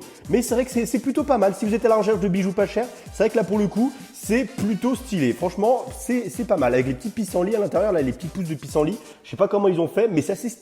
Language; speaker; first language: French; native; French